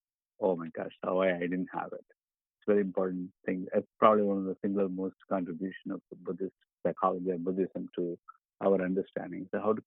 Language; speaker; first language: English; non-native, local second language; Tamil